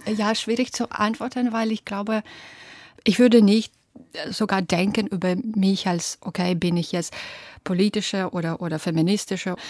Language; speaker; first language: German; non-native, fluent; Belarusian